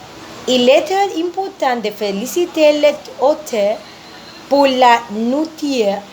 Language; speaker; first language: French; non-native, learner; Spanish